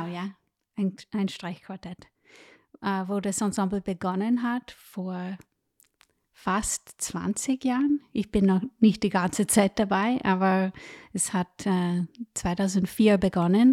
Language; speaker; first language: German; non-native, fluent; English